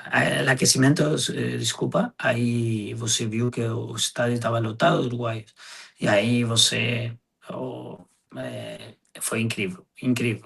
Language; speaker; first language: Portuguese; non-native, fluent; Spanish